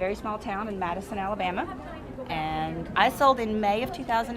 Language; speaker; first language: English; native; English